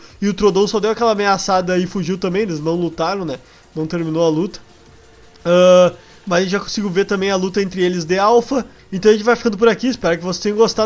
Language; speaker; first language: Portuguese; native; Portuguese